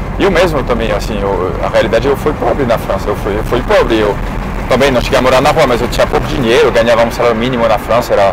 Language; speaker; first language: Portuguese; non-native, fluent; French